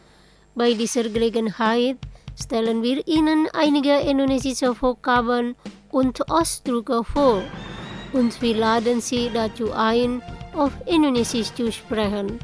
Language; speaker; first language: German; non-native, learner; Indonesian